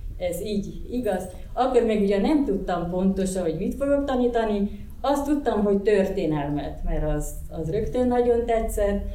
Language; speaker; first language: Hungarian; non-native, local second language; Croatian